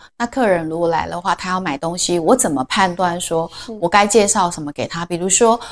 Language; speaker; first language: Chinese; native; Chinese